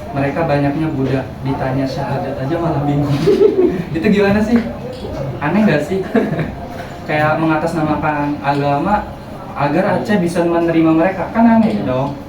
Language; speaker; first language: Indonesian; native; Indonesian